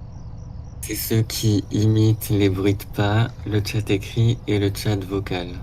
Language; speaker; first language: French; native; French